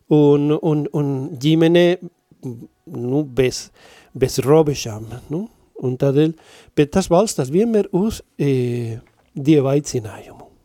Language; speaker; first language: Latvian; non-native, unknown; Spanish